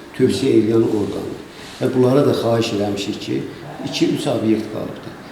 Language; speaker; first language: Azerbaijani; native; Azerbaijani